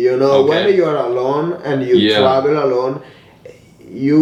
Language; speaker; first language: English; non-native, learner; Italian